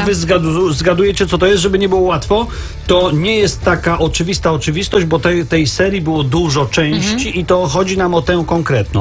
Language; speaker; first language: Polish; native; Polish